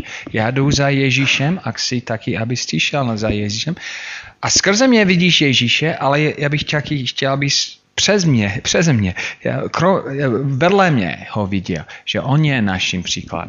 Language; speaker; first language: Czech; non-native, fluent; English